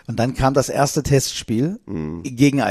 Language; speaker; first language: German; native; German